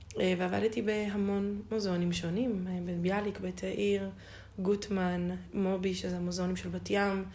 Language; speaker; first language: Hebrew; native; Hebrew